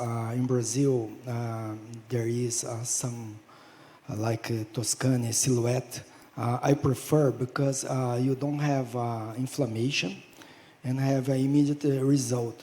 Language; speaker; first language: English; non-native, fluent; Portuguese